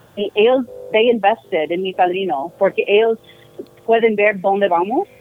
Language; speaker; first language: Spanish; non-native, fluent; English